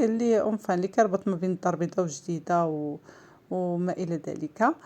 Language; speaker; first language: Arabic; native; Arabic